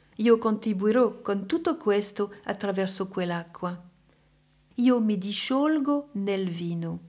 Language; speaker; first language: Italian; non-native, fluent; French